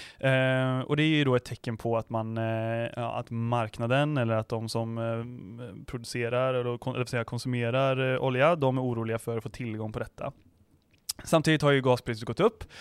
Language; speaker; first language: Swedish; native; Swedish